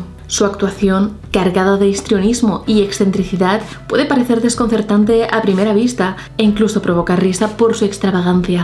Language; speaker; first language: Spanish; native; Spanish